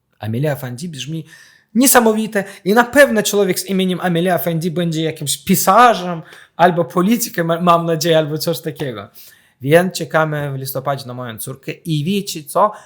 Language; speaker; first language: Polish; non-native, fluent; Azerbaijani